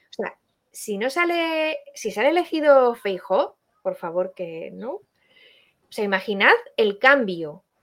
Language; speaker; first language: Spanish; native; Spanish